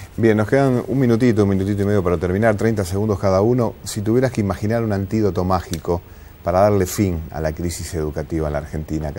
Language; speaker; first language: Spanish; native; Spanish